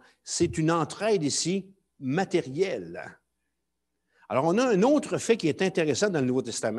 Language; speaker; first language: French; native; French